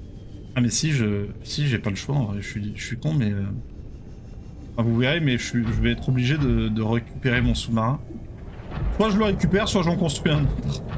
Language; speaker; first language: French; native; French